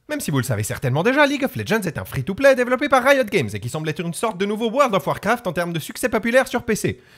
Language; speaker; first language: French; native; French